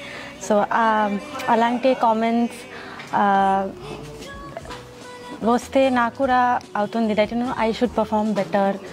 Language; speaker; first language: Telugu; non-native, learner; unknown